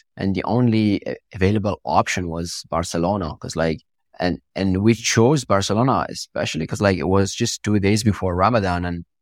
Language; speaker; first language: English; non-native, fluent; Italian